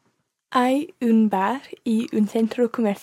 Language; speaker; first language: Spanish; non-native, learner; English